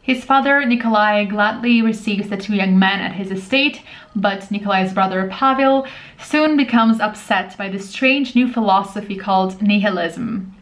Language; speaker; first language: English; non-native, fluent; Russian